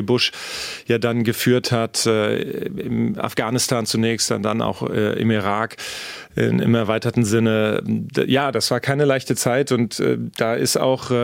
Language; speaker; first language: German; native; German